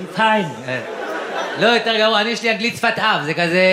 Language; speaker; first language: Hebrew; native; Hebrew